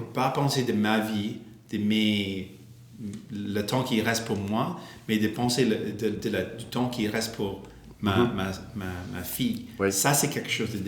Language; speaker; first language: French; non-native, local second language; English